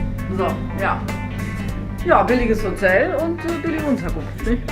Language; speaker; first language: German; native; German